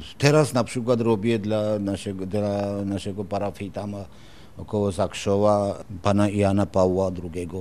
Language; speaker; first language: Polish; non-native, fluent; Georgian